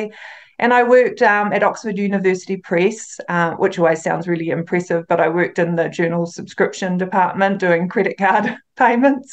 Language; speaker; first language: English; native; English